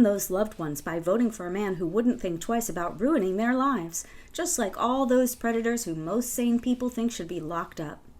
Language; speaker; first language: English; native; English